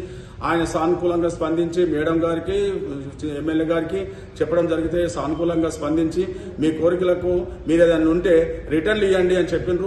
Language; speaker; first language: Telugu; native; Telugu